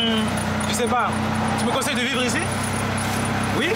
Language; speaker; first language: French; native; French